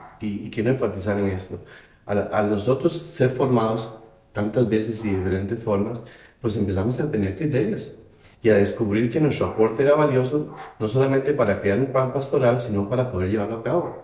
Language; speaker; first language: Spanish; native; Spanish